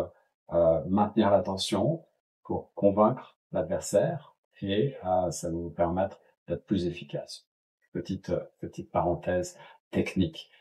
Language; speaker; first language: French; native; French